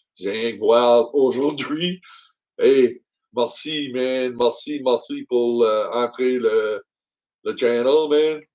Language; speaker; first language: French; non-native, learner; English